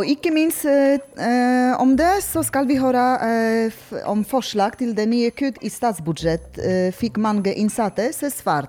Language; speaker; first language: Norwegian; non-native, fluent; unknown